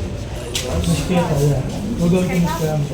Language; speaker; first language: English; non-native, local second language; Filipino